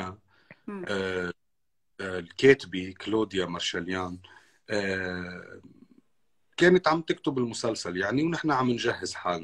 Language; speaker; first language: Arabic; native; Arabic